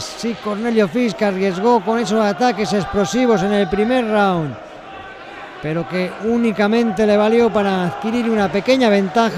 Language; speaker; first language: Spanish; native; Spanish